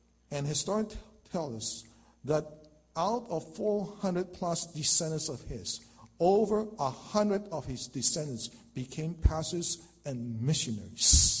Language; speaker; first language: English; non-native, local second language; Chinese